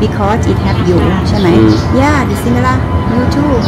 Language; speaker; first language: English; non-native, learner; Thai